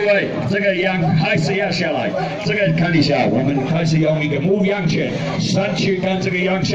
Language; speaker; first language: Chinese; non-native, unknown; English